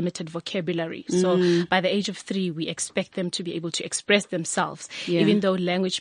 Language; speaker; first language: English; non-native, local second language; Tswana